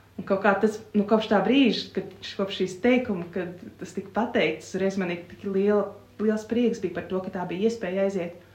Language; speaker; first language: Latvian; native; Latvian